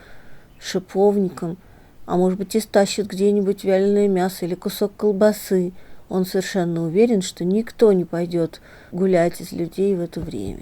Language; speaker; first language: Russian; native; Russian